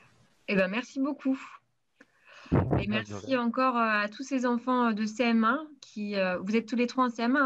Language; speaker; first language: French; native; French